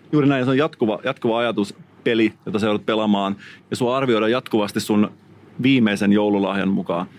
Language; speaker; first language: Finnish; native; Finnish